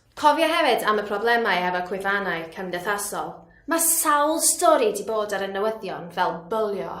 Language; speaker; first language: Welsh; non-native, learner; English